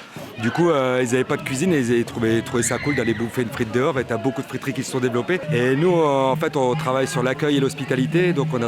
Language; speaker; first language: French; native; French